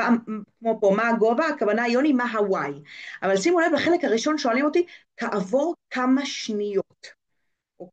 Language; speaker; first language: Hebrew; native; Hebrew